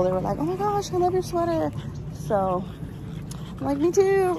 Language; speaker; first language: English; native; English